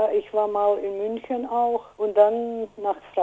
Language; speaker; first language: German; non-native, learner; Bosnian